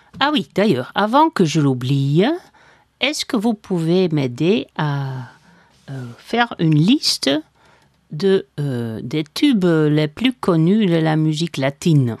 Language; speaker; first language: French; non-native, fluent; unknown